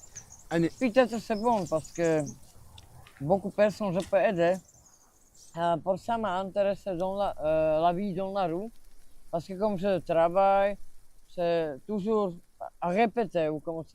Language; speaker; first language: French; non-native, learner; Slovak